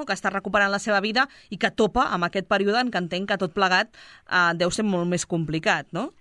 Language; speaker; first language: Catalan; native; Catalan